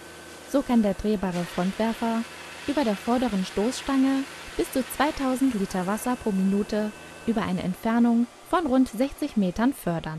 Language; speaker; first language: German; native; German